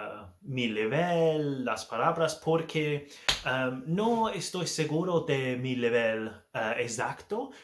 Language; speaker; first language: Spanish; non-native, learner; English